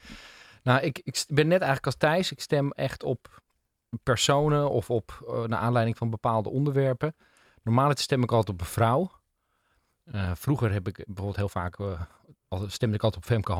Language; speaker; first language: Dutch; native; Dutch